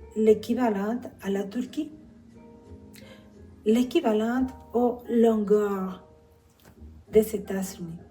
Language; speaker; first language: French; non-native, fluent; Spanish